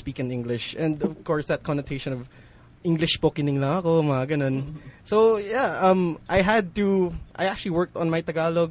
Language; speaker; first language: English; non-native, local second language; Hiligaynon